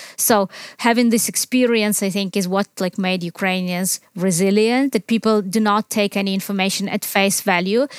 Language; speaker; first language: English; non-native, fluent; Ukrainian